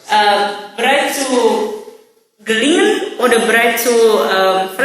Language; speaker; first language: German; non-native, learner; Indonesian